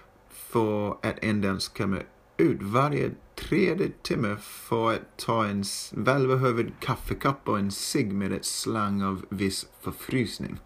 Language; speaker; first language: Swedish; non-native, fluent; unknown